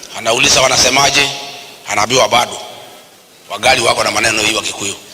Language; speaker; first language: Swahili; non-native, local second language; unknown